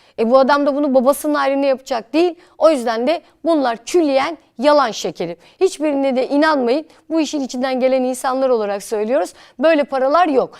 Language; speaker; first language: Turkish; native; Turkish